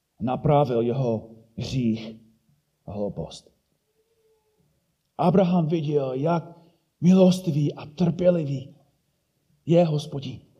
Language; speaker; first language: Czech; non-native, fluent; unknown